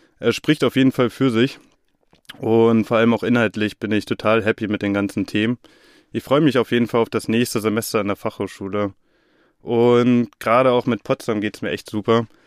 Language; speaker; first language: German; native; German